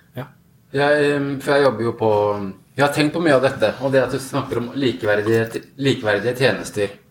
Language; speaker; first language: Norwegian; early bilingual, other home language; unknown